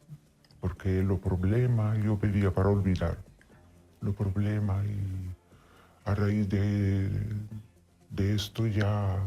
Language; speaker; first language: Spanish; non-native, fluent; Italian